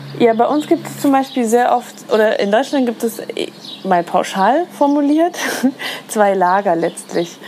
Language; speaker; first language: German; native; German